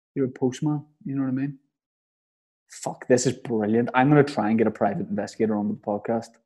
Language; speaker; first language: English; native; English